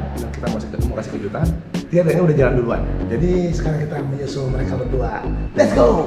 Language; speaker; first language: Indonesian; native; Indonesian